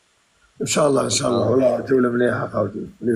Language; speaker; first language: Arabic; native; Arabic